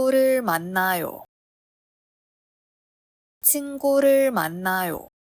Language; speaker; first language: Korean; non-native, fluent; Chinese